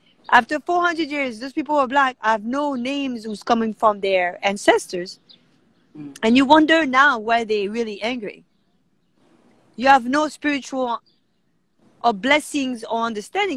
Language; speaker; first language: English; non-native, fluent; French